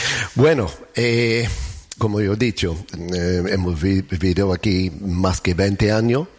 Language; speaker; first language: Spanish; non-native, learner; English